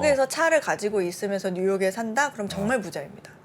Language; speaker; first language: Korean; native; Korean